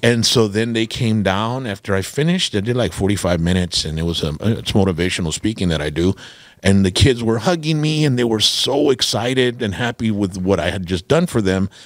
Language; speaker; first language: English; early bilingual, other home language; Spanish